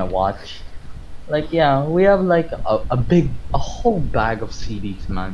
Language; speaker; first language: English; non-native, local second language; Filipino